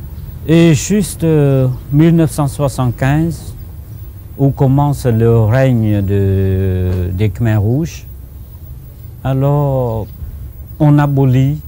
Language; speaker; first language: French; non-native, fluent; Khmer